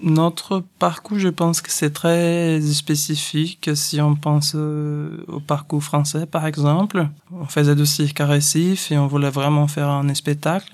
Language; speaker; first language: French; non-native, fluent; Portuguese